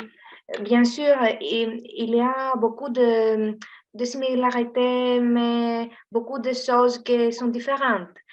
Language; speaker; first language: French; non-native, learner; Greek